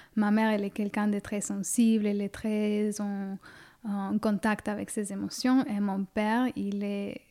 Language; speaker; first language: French; non-native, fluent; Spanish